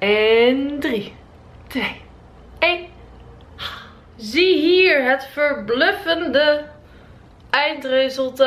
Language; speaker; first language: Dutch; native; Dutch